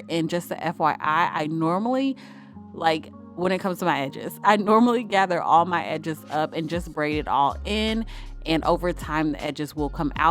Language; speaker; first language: English; native; English